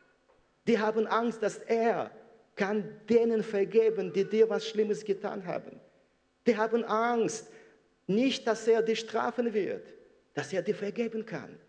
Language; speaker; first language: German; non-native, fluent; Russian